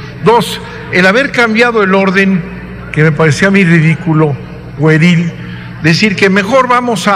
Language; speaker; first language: Spanish; native; Spanish